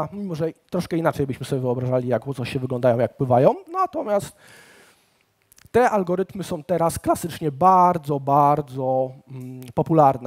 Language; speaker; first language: Polish; native; Polish